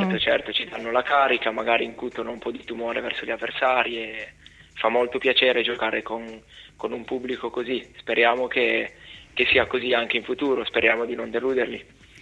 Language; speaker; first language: Italian; native; Italian